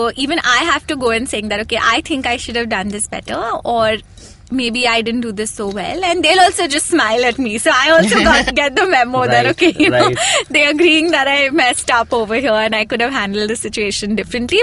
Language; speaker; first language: English; non-native, local second language; Hindi